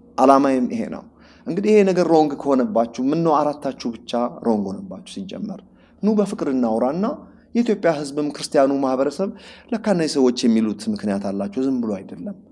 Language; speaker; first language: Amharic; non-native, local second language; Oromo